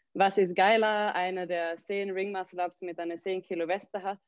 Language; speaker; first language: German; non-native, fluent; Swedish